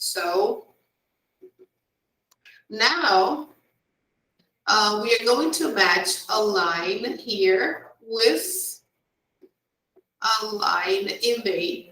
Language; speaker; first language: English; non-native, fluent; Portuguese